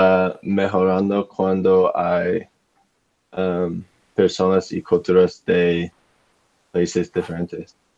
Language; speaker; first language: Spanish; non-native, learner; English